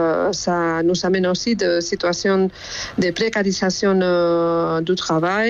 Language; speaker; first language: French; non-native, fluent; Spanish